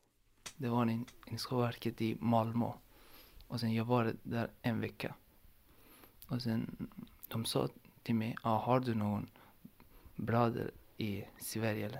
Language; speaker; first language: Swedish; non-native, learner; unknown